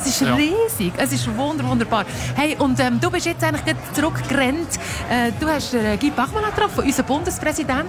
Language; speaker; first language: German; native; German